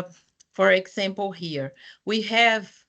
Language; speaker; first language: English; non-native, fluent; Portuguese